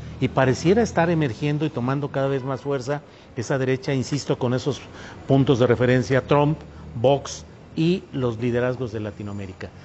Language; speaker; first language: Spanish; native; Spanish